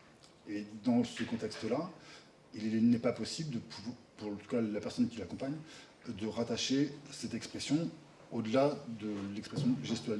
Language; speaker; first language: French; native; French